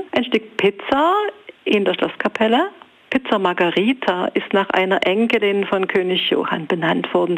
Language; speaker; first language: German; native; German